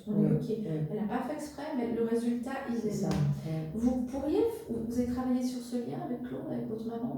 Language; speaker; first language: French; native; French